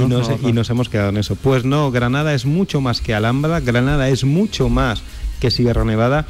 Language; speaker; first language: Spanish; native; Spanish